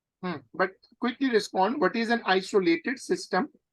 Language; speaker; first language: English; non-native, local second language; Urdu